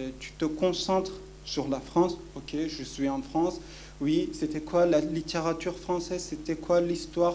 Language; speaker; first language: French; non-native, fluent; Kurdish